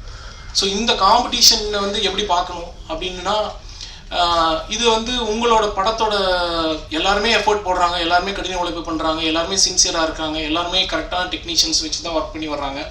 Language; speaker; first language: Tamil; native; Tamil